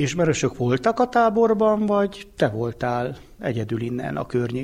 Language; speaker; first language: Hungarian; native; Hungarian